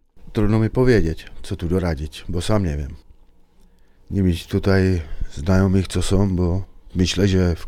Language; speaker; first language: Polish; early bilingual, heritage; Czech